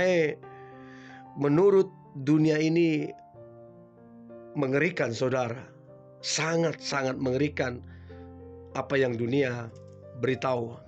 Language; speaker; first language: Indonesian; native; Indonesian